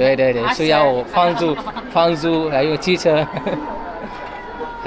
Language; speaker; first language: Chinese; non-native, learner; Amharic